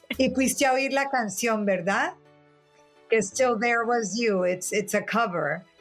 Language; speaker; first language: Spanish; native; Spanish